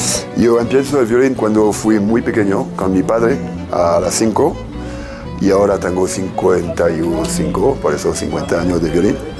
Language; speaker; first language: Spanish; non-native, learner; French